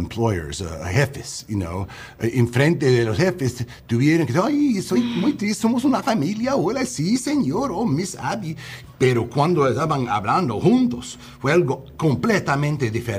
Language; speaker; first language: Spanish; non-native, learner; English